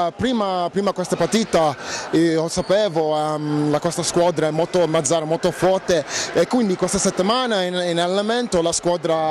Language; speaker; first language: Italian; non-native, learner; English